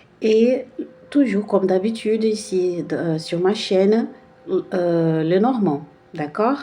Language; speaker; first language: French; non-native, fluent; Portuguese